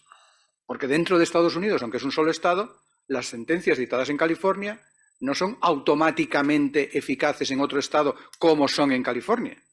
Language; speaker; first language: Spanish; native; Spanish